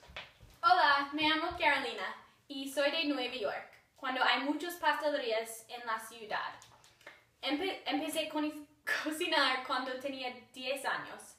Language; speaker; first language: Spanish; non-native, learner; English